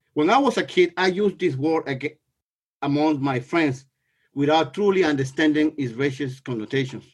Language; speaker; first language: English; non-native, fluent; Spanish